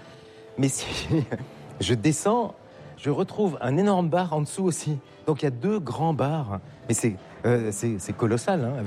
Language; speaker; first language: French; native; French